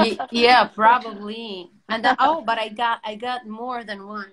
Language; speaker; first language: English; non-native, fluent; Italian